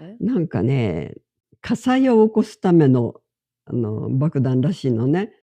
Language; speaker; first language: Japanese; native; Japanese